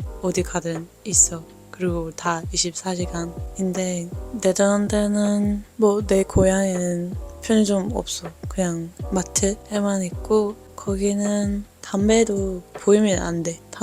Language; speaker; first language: Korean; non-native, fluent; Dutch